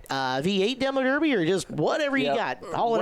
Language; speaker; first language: English; native; English